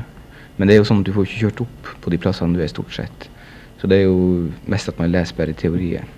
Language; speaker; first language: Norwegian; native; Norwegian